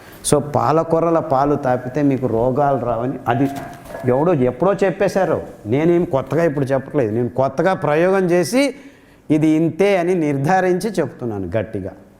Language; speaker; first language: Telugu; native; Telugu